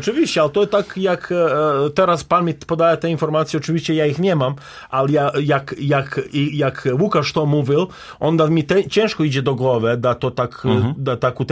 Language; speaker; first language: Polish; non-native, learner; Serbian